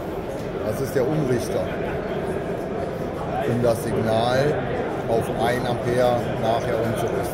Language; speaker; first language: German; native; German